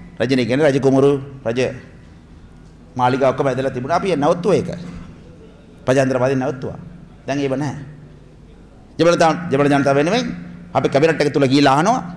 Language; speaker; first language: Sinhala; non-native, local second language; Tamil